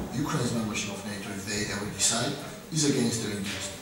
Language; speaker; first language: English; non-native, fluent; Georgian